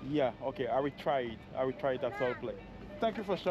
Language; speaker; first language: English; non-native, learner; French